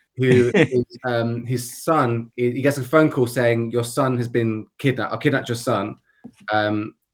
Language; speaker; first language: English; native; English